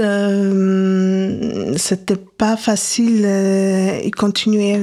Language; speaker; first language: French; non-native, fluent; Polish